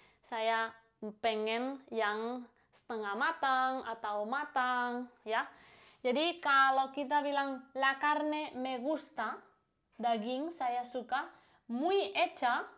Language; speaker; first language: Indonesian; non-native, fluent; Spanish